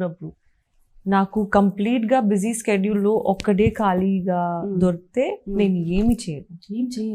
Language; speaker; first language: Telugu; non-native, learner; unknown